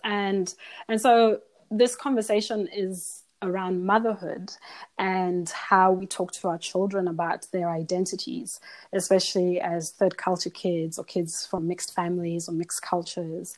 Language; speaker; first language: English; non-native, local second language; Shona